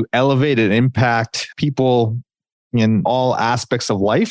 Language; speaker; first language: English; native; English